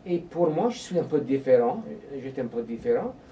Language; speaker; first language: French; non-native, learner; English